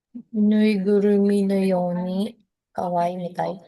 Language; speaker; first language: Japanese; non-native, learner; Filipino